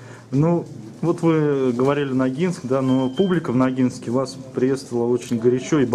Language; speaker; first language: Russian; native; Russian